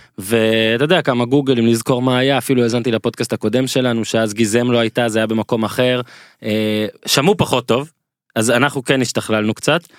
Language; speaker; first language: Hebrew; native; Hebrew